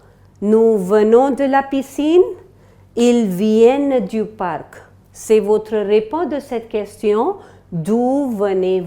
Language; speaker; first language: French; non-native, fluent; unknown